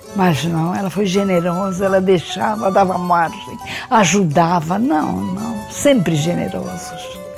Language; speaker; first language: Portuguese; early bilingual, other home language; Hungarian